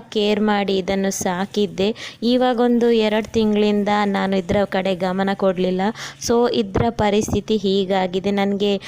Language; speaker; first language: Kannada; non-native, local second language; Tulu